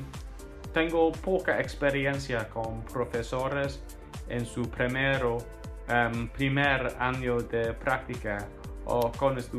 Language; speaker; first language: Spanish; non-native, fluent; English